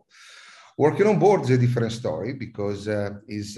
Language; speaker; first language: English; non-native, fluent; Italian